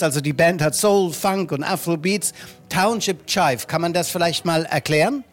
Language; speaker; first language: German; native; German